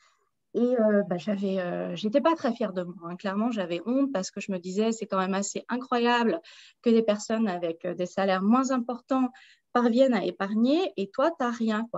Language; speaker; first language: French; native; French